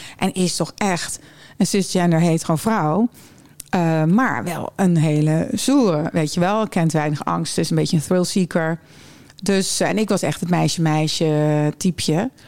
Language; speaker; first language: Dutch; early bilingual, other home language; German